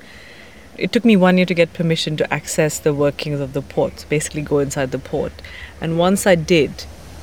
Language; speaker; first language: English; non-native, local second language; Hindi